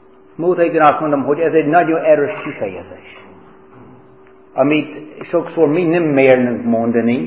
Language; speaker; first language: Hungarian; non-native, fluent; English